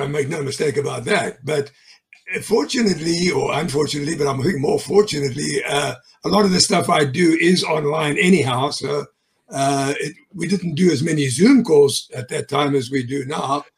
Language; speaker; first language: English; native; English